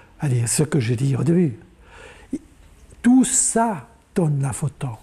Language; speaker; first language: French; non-native, local second language; German